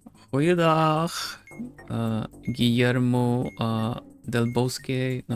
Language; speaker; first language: Dutch; non-native, learner; Swedish